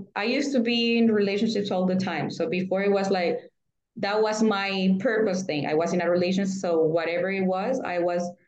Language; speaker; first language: English; non-native, fluent; Spanish